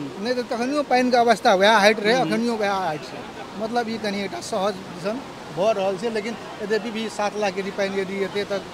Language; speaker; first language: Maithili; native; Maithili